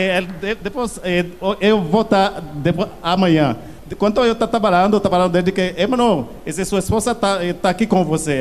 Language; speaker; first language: Portuguese; non-native, learner; Haitian Creole